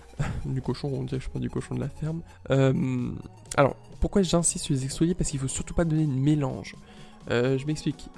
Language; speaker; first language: French; native; French